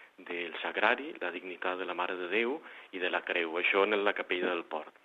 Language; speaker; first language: Catalan; non-native, fluent; Spanish